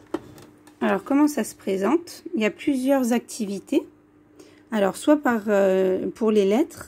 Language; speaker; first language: French; native; French